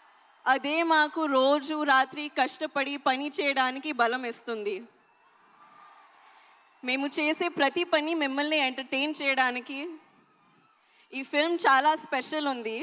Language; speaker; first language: Telugu; non-native, local second language; Hindi